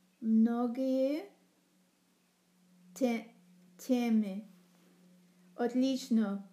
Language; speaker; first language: Russian; non-native, learner; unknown